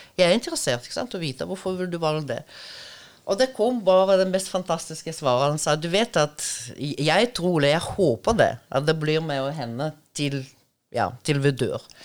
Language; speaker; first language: Norwegian; non-native, fluent; Russian